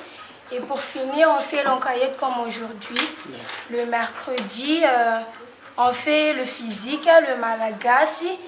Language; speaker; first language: French; non-native, learner; Malagasy